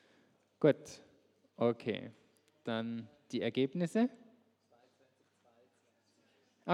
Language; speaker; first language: German; native; German